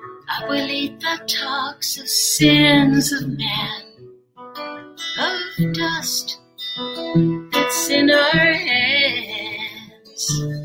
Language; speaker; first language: English; early bilingual, other home language; Spanish